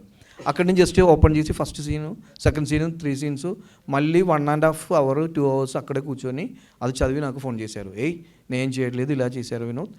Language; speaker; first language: Telugu; non-native, local second language; Malayalam